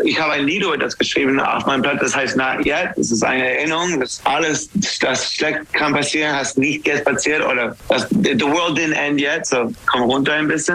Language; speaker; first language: German; non-native, learner; English